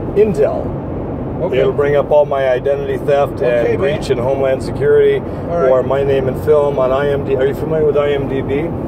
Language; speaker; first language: English; native; English